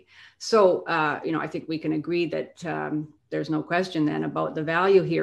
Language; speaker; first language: English; native; English